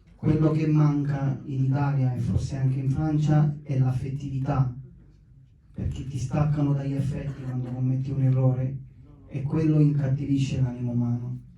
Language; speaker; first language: Italian; native; Italian